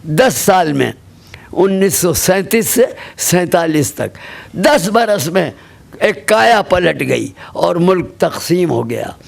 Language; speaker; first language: Urdu; native; Urdu